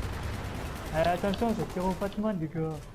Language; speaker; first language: French; native; French